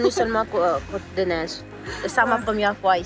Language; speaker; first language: French; non-native, learner; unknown